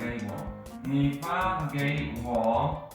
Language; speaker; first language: Chinese; non-native, learner; Spanish